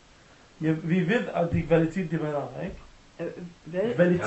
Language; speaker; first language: Danish; non-native, learner; Arabic